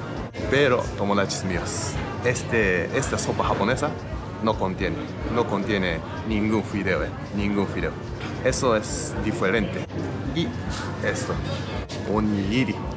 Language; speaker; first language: Spanish; non-native, learner; Japanese